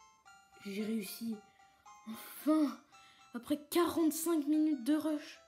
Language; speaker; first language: French; native; French